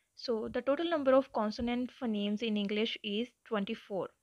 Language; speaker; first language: English; non-native, local second language; Punjabi